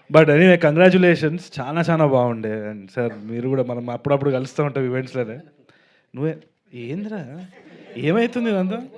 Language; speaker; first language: Telugu; native; Telugu